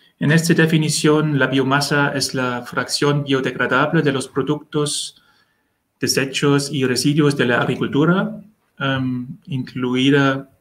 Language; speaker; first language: Spanish; non-native, learner; German